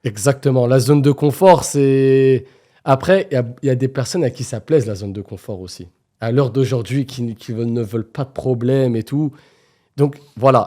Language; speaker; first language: French; native; French